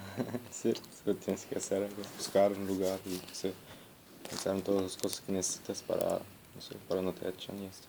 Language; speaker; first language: Spanish; non-native, learner; German